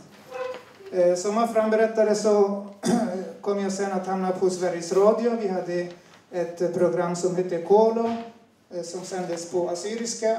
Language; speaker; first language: Swedish; non-native, fluent; Turoyo